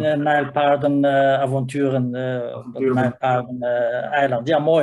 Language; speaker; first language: Dutch; non-native, fluent; Riffian